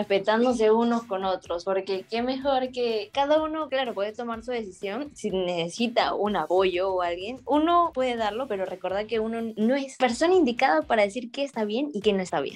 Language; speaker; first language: Spanish; native; Spanish